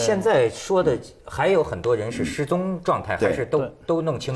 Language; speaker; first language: Chinese; native; Chinese